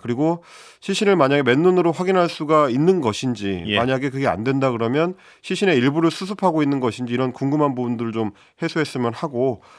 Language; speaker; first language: Korean; native; Korean